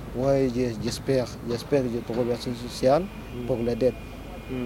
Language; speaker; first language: French; non-native, learner; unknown